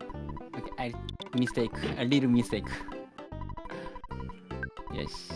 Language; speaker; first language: English; non-native, learner; Japanese